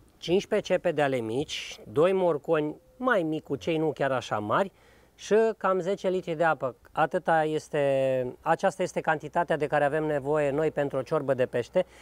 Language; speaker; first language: Romanian; native; Romanian